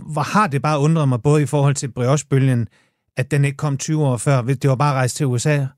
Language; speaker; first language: Danish; native; Danish